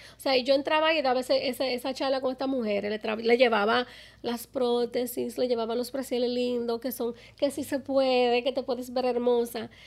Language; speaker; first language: Spanish; early bilingual, other home language; English